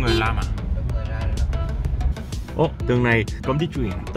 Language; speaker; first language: Vietnamese; non-native, fluent; Korean